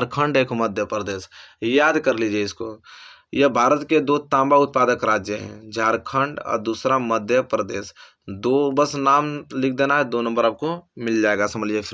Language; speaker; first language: Hindi; native; Hindi